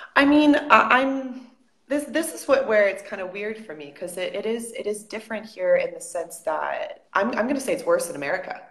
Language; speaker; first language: English; native; English